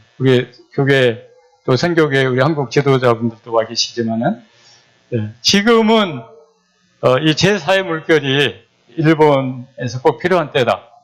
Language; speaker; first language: Korean; native; Korean